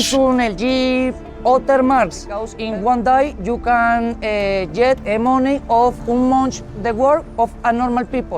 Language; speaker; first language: English; non-native, learner; Spanish